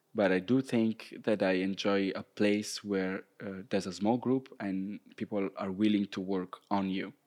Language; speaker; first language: English; non-native, fluent; Italian